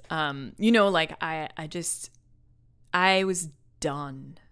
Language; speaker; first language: English; native; English